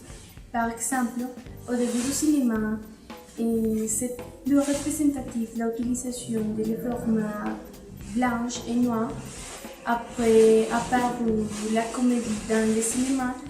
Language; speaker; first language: French; non-native, learner; Spanish